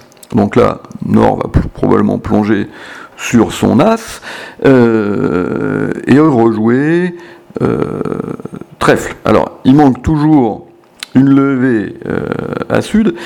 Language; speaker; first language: French; native; French